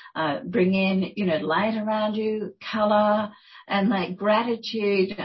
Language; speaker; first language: English; native; English